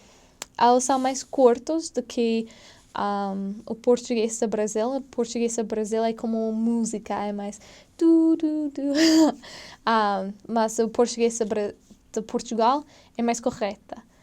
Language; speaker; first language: Portuguese; non-native, fluent; English